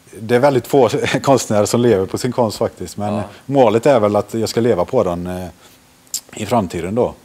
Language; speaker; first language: Swedish; early bilingual, other home language; Finnish